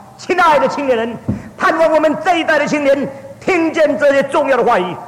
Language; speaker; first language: Chinese; early bilingual, heritage; Chinese